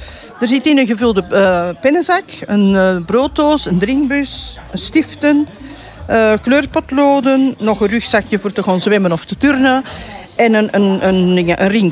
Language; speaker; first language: Dutch; native; Dutch